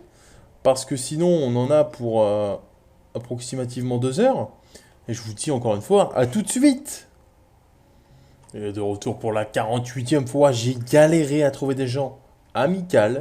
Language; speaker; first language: French; native; French